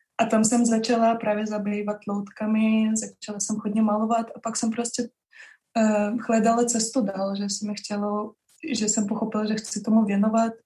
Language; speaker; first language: Czech; non-native, fluent; Russian